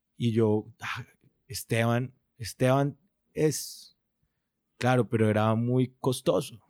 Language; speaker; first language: Spanish; native; Spanish